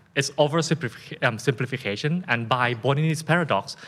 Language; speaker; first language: English; non-native, fluent; Thai